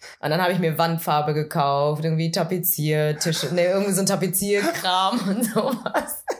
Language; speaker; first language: German; early bilingual, other home language; Vietnamese